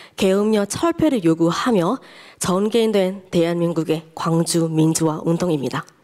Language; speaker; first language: Korean; non-native, fluent; Burmese